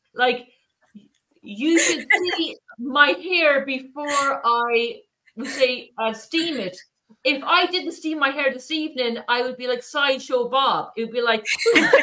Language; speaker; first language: English; native; English